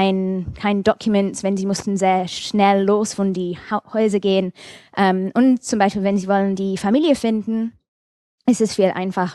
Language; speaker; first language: German; non-native, fluent; English